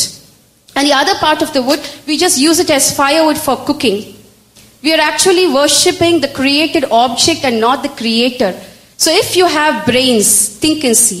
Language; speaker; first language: English; non-native, local second language; Tamil